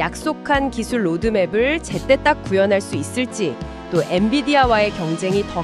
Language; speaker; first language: Korean; native; Korean